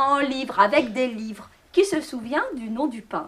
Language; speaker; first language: French; native; French